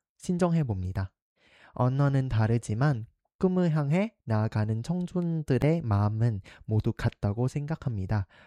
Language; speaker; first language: Korean; non-native, fluent; Vietnamese